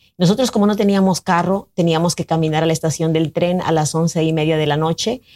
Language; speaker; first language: Spanish; native; Spanish